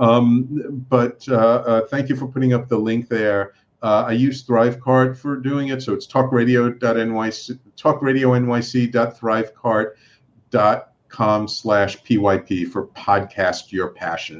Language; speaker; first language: English; native; English